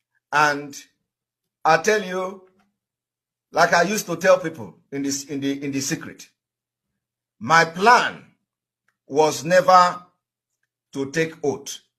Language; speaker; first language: English; non-native, local second language; Igbo